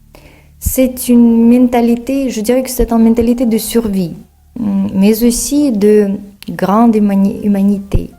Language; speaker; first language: French; non-native, fluent; Russian